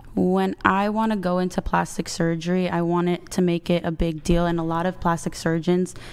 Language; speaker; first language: English; early bilingual, other home language; Portuguese